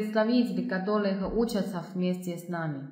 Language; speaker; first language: Russian; non-native, fluent; Chinese